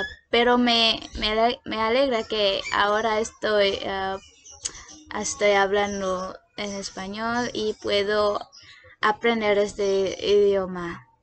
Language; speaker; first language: Spanish; non-native, learner; Indonesian